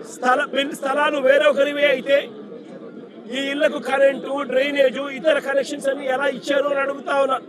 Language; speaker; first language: Telugu; native; Telugu